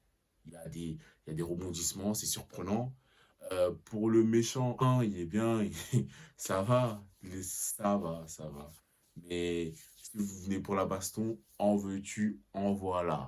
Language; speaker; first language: French; native; French